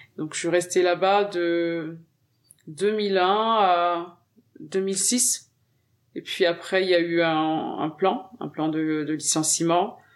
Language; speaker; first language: French; early bilingual, other home language; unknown